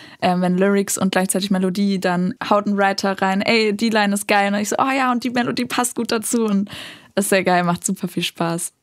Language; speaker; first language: German; native; German